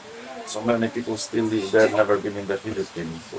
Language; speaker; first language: English; non-native, learner; Polish